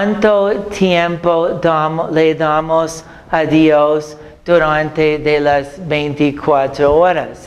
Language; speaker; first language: Spanish; non-native, fluent; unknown